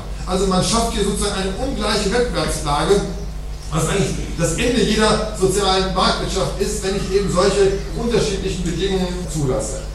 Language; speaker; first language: German; native; German